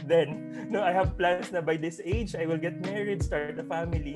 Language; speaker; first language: English; non-native, local second language; Hiligaynon